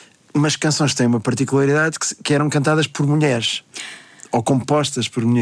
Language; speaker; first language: Portuguese; native; Portuguese